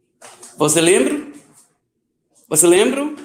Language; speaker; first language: Portuguese; non-native, learner; English